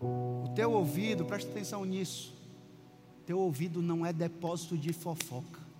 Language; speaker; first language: Portuguese; native; Portuguese